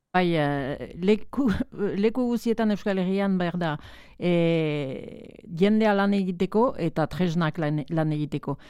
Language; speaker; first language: Basque; native; Basque